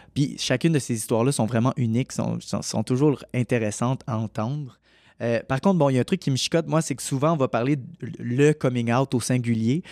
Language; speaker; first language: French; native; French